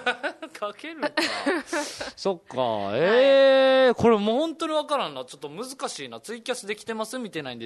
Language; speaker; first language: Japanese; native; Japanese